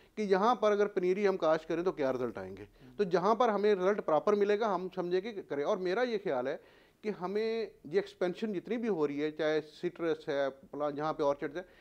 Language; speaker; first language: Urdu; non-native, local second language; Punjabi